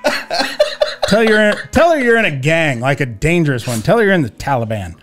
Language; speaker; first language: English; native; English